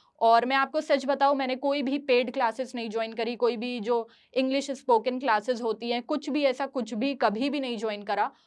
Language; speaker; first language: Hindi; native; Hindi